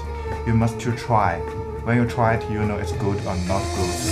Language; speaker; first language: English; non-native, learner; Chinese